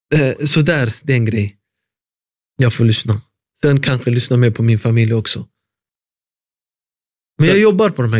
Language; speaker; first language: Swedish; early bilingual, other home language; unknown